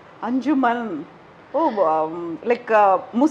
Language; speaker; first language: Telugu; native; Telugu